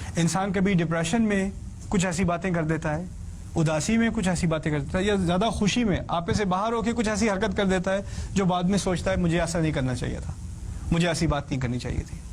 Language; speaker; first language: Urdu; early bilingual, heritage; Urdu